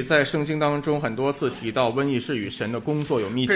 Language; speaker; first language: Chinese; non-native, local second language; Cantonese